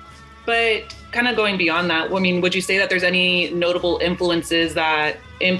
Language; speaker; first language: English; early bilingual, other home language; Spanish